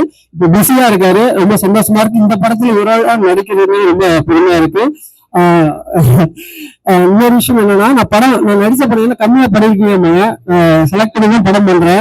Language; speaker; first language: Tamil; native; Tamil